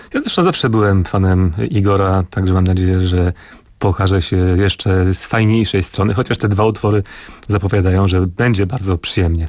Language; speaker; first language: Polish; native; Polish